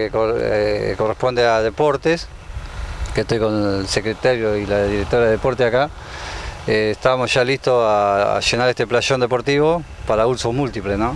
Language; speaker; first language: Spanish; native; Spanish